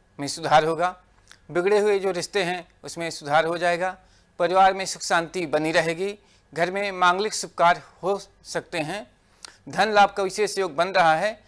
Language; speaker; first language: Hindi; native; Hindi